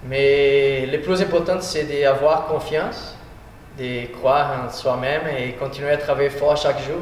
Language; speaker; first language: French; non-native, fluent; Portuguese